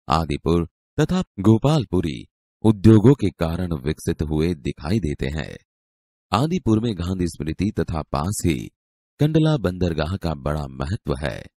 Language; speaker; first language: Hindi; non-native, local second language; Gujarati